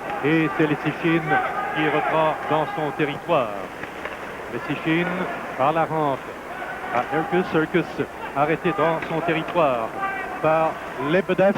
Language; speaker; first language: French; native; French